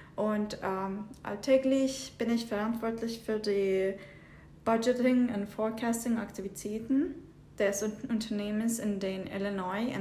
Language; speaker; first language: German; non-native, fluent; Turkish